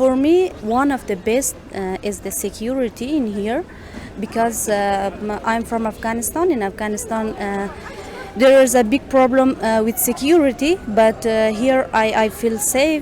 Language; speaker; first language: English; non-native, learner; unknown